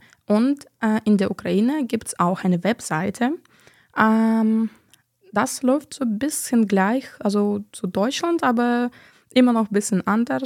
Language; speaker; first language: German; non-native, fluent; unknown